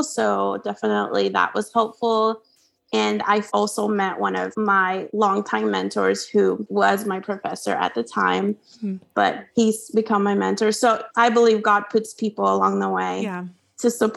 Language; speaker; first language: English; non-native, fluent; Spanish